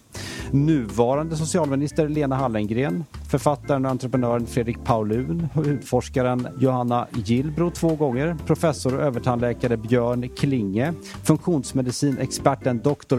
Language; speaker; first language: Swedish; native; Swedish